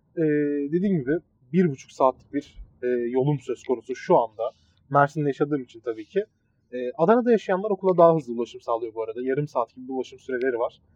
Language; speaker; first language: Turkish; native; Turkish